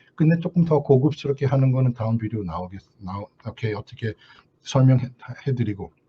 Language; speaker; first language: Korean; early bilingual, heritage; Korean